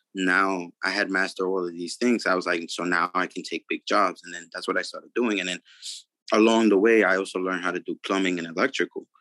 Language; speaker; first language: English; early bilingual, other home language; Spanish